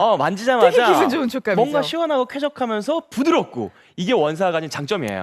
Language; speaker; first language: Korean; native; Korean